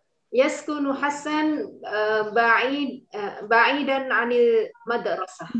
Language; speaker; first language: Arabic; non-native, learner; Indonesian